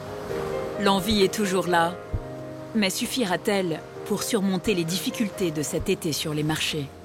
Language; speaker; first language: French; native; French